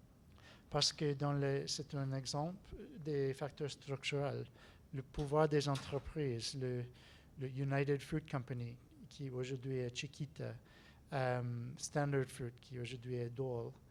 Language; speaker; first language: French; non-native, learner; English